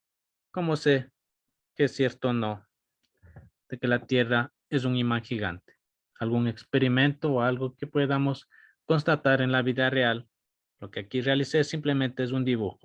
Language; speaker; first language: Spanish; native; Spanish